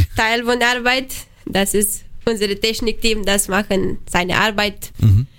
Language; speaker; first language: German; non-native, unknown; Romanian